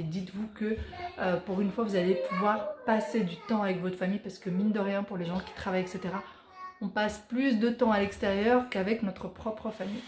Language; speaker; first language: French; native; French